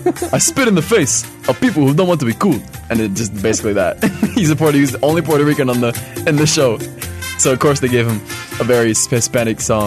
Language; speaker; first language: English; native; English